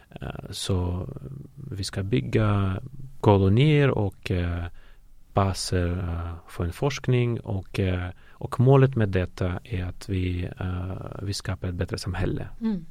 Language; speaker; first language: Swedish; non-native, fluent; Russian